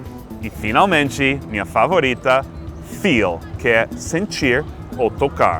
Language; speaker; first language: Portuguese; non-native, fluent; English